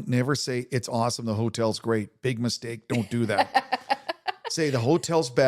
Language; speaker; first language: English; native; English